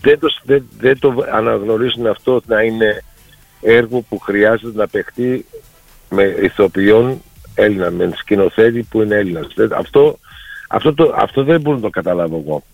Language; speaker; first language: Greek; early bilingual, heritage; Greek